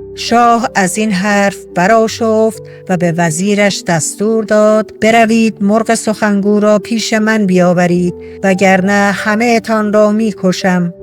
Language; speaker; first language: Persian; native; Persian